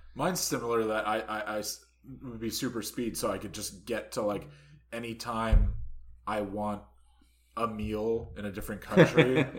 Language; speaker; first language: English; native; English